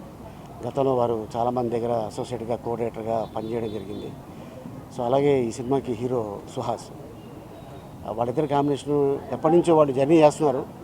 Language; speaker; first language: Telugu; native; Telugu